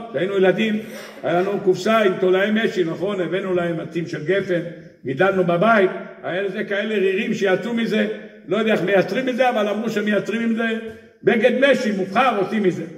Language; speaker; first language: Hebrew; native; Hebrew